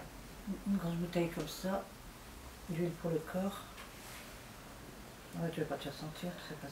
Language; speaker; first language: French; native; French